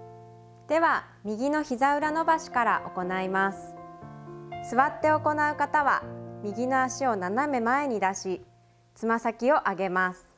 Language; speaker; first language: Japanese; native; Japanese